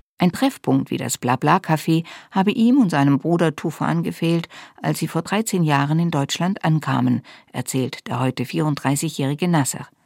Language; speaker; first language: German; native; German